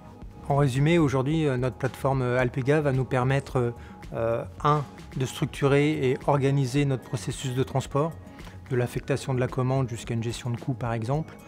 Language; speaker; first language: French; native; French